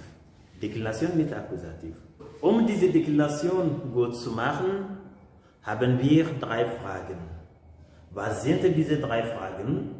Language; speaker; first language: German; non-native, fluent; French